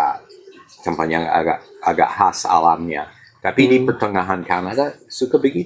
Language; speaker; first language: Indonesian; non-native, fluent; English